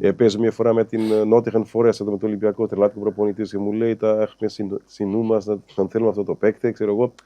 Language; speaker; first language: Greek; non-native, fluent; Kabuverdianu